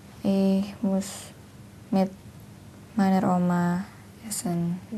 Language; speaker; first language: German; non-native, learner; Indonesian